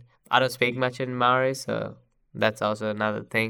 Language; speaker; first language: English; non-native, local second language; Sinhala